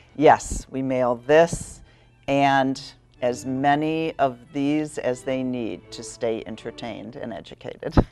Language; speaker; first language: English; native; English